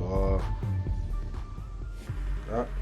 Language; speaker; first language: French; native; French